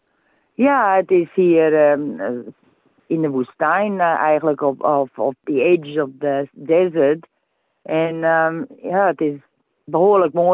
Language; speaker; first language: Dutch; early bilingual, heritage; Dutch